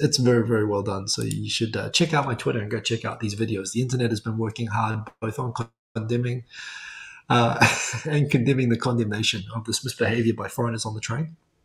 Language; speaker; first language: English; native; English